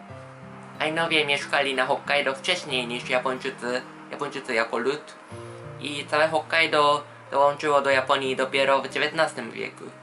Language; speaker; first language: Polish; non-native, fluent; Japanese